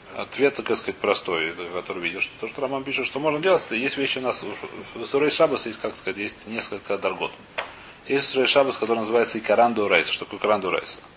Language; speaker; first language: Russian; early bilingual, heritage; Russian